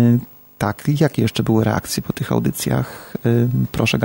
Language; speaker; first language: Polish; native; Polish